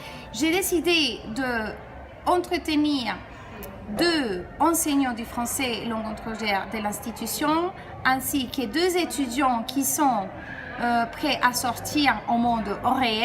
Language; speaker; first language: French; non-native, fluent; Spanish